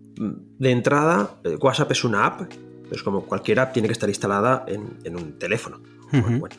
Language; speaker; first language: Spanish; non-native, local second language; Catalan